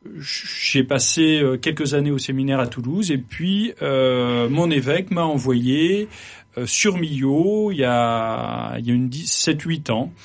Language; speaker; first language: French; native; French